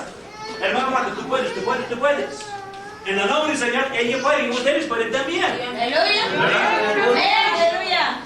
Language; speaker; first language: Spanish; non-native, fluent; English